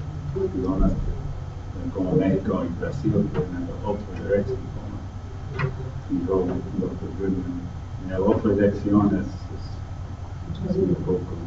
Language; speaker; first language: Spanish; non-native, learner; English